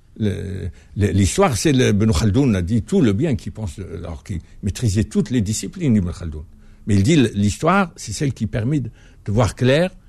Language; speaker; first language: French; non-native, local second language; Arabic